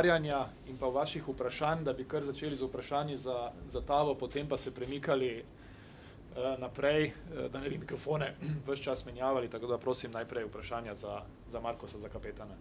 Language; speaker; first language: Slovenian; native; Slovenian